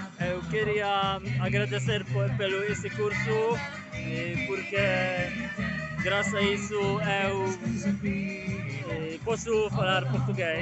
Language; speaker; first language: Portuguese; non-native, learner; Polish